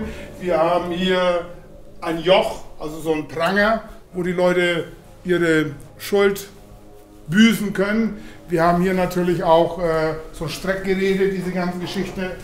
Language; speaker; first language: German; native; German